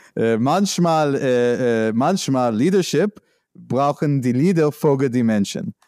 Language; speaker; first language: German; non-native, learner; English